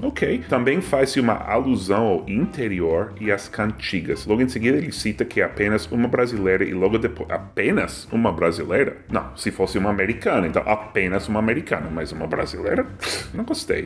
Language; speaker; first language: Portuguese; non-native, fluent; English